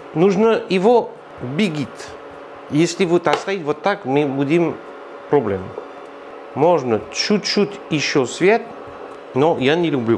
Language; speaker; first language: Russian; non-native, learner; French